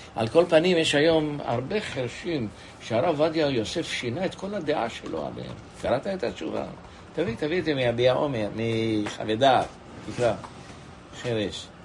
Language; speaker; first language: Hebrew; non-native, fluent; Persian